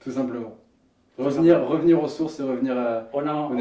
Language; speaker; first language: French; native; French